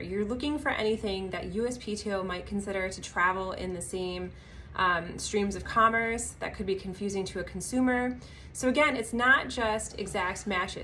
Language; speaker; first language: English; native; English